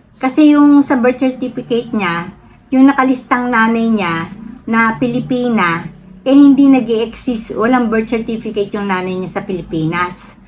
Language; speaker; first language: Filipino; native; Filipino